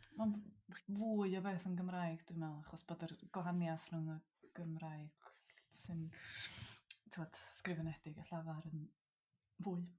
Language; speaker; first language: Welsh; native; Welsh